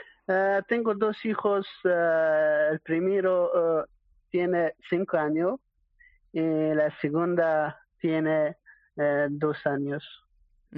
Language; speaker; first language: Spanish; non-native, learner; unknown